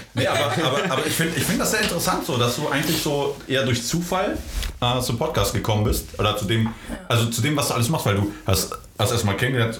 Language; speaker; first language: German; early bilingual, other home language; Polish